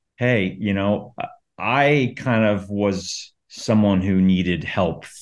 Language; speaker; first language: English; native; English